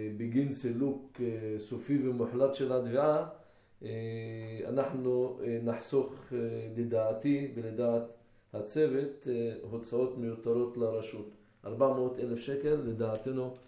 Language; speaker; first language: Hebrew; non-native, local second language; Arabic